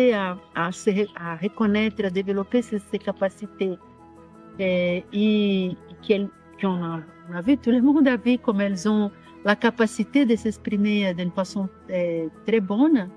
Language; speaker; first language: French; non-native, fluent; Portuguese